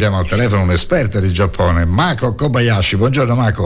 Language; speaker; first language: Italian; native; Italian